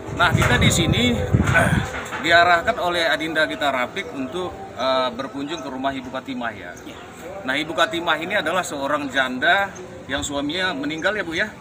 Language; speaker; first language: Indonesian; native; Indonesian